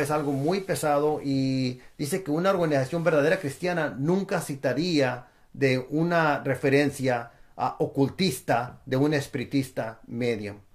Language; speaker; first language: Spanish; native; Spanish